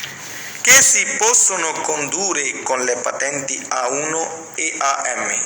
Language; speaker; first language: Italian; non-native, fluent; Punjabi